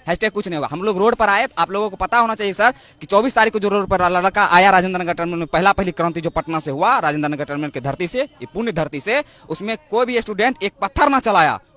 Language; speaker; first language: Hindi; native; Hindi